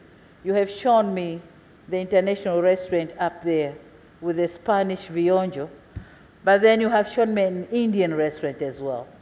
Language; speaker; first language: English; non-native, local second language; Swahili